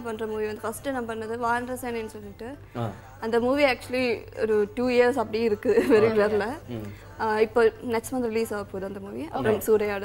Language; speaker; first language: Tamil; non-native, local second language; Malayalam